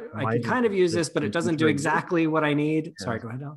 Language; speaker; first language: English; native; English